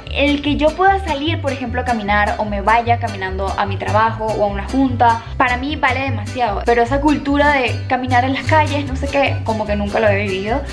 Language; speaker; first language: Spanish; native; Spanish